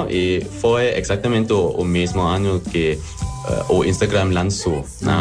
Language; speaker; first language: Portuguese; non-native, learner; German